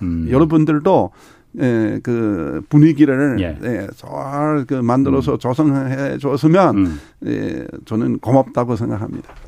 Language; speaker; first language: Korean; non-native, fluent; Chinese